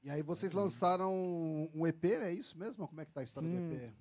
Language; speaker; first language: Portuguese; native; Portuguese